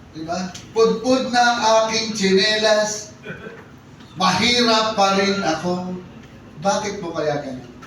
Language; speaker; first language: Filipino; native; Filipino